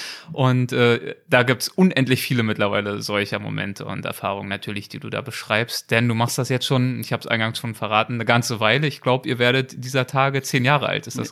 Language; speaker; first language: German; native; German